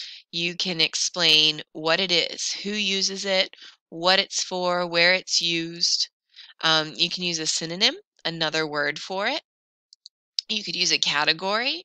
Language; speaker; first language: English; native; English